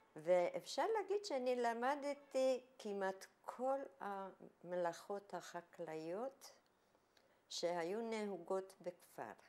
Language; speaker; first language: Hebrew; non-native, fluent; German